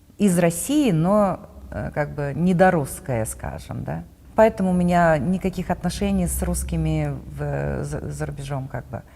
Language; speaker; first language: Russian; non-native, local second language; Bashkir